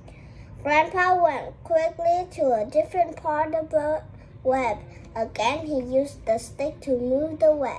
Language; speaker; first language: English; non-native, learner; Vietnamese